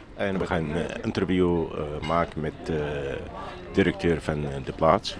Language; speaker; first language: Dutch; non-native, learner; Arabic